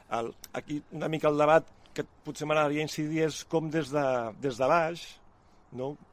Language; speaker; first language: Catalan; native; Catalan